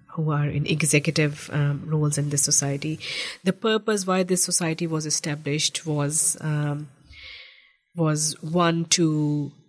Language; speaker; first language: English; non-native, local second language; Urdu